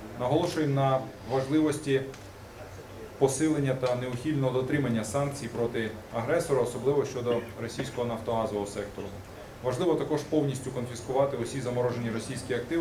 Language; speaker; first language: Ukrainian; native; Ukrainian